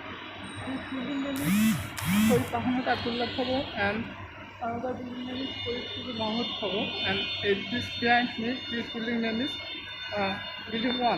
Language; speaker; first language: English; non-native, learner; Bangla